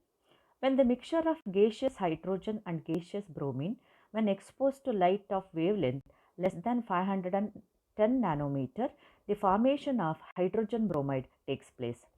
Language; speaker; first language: English; non-native, local second language; Kannada